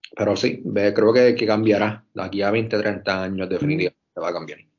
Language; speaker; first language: Spanish; native; Spanish